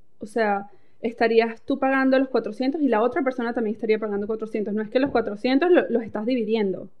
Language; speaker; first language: Spanish; native; Spanish